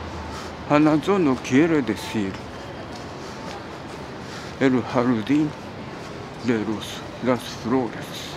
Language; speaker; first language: Spanish; non-native, learner; Japanese